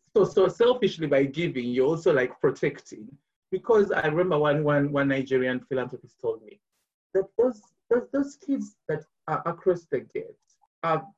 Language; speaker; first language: English; non-native, local second language; Ganda